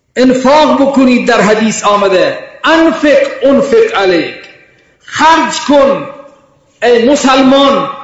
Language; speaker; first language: Persian; non-native, local second language; Baluchi